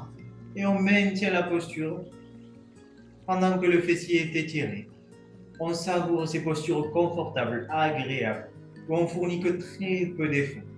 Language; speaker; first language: French; native; French